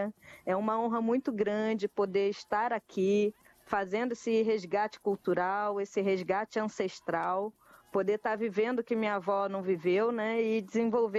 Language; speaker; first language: Portuguese; native; Portuguese